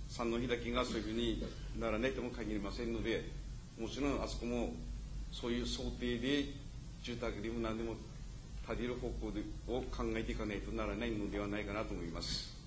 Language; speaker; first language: Japanese; native; Japanese